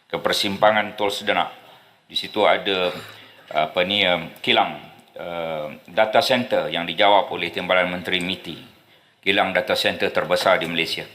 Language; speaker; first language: Malay; native; Malay